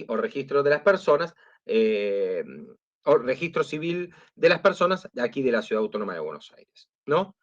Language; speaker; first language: Spanish; native; Spanish